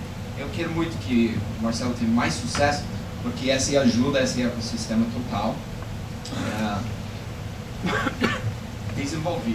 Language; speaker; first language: Portuguese; non-native, fluent; English